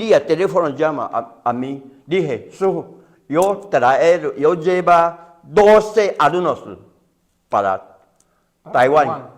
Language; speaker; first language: Spanish; non-native, learner; Chinese